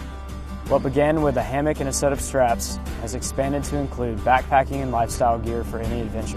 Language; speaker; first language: English; native; English